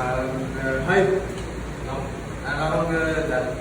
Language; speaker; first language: Japanese; non-native, learner; Vietnamese